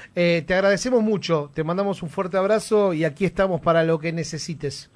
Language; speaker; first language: Spanish; native; Spanish